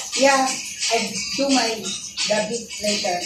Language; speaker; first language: English; non-native, learner; Filipino